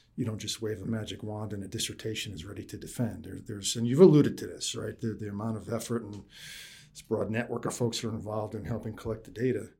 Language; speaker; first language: English; native; English